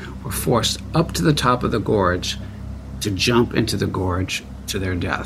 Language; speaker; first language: English; early bilingual, other home language; Armenian